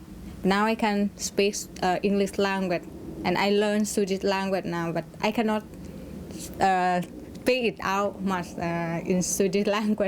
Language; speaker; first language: English; non-native, learner; Thai